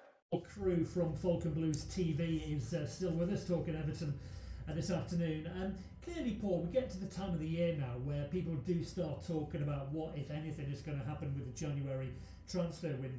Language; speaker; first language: English; native; English